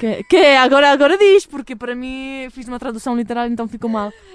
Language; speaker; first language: Portuguese; non-native, fluent; Catalan